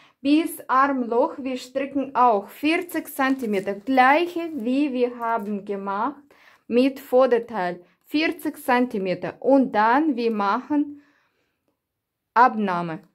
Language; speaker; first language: German; non-native, learner; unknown